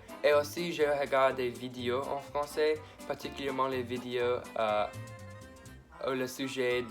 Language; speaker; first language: French; non-native, learner; English